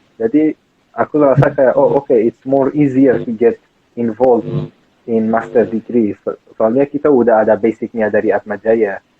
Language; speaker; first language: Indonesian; non-native, fluent; Persian